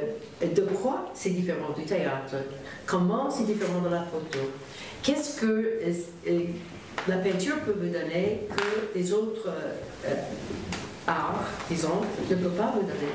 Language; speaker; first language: French; non-native, fluent; English